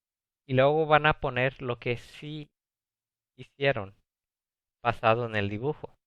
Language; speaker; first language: Spanish; early bilingual, other home language; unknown